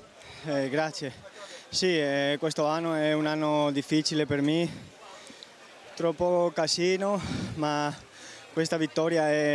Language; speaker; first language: Italian; non-native, learner; Spanish